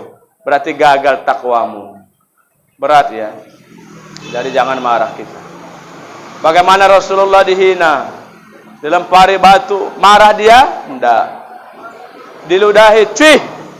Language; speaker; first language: Indonesian; native; Indonesian